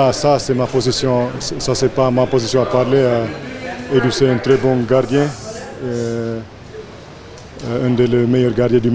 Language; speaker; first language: French; non-native, fluent; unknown